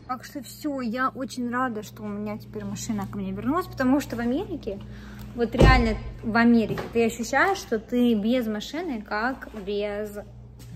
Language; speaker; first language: Russian; native; Russian